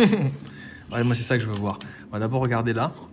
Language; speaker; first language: French; native; French